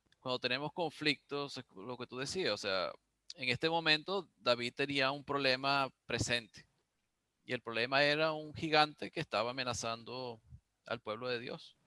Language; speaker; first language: Spanish; native; Spanish